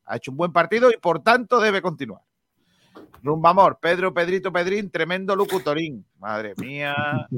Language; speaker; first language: Spanish; native; Spanish